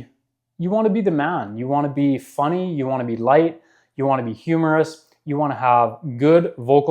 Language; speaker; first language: English; native; English